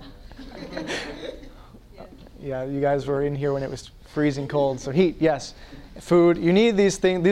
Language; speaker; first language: English; native; English